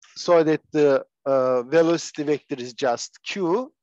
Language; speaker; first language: English; non-native, fluent; Turkish